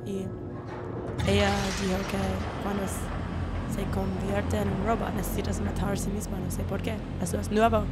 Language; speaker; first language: Spanish; non-native, learner; English